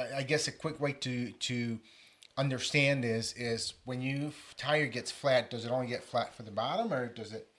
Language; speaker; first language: English; native; English